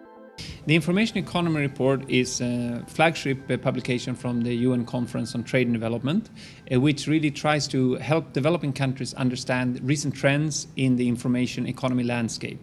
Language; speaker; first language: English; non-native, fluent; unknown